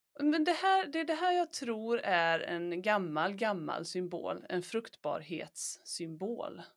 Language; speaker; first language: Swedish; native; Swedish